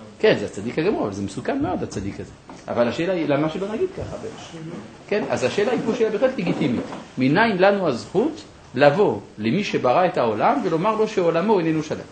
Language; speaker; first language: Hebrew; non-native, fluent; French